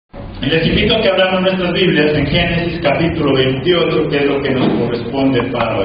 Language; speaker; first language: Spanish; native; Spanish